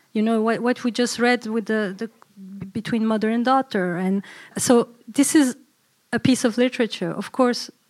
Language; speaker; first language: English; early bilingual, other home language; Turkish